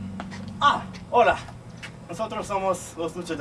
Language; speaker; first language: Spanish; non-native, learner; English